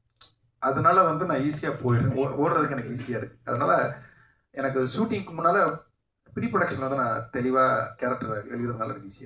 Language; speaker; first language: Tamil; native; Tamil